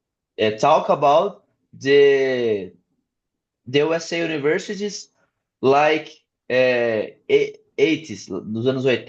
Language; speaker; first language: English; non-native, learner; Portuguese